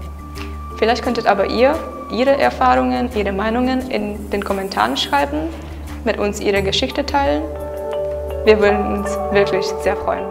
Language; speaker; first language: German; non-native, fluent; Czech